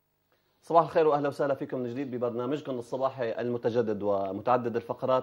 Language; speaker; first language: Arabic; native; Arabic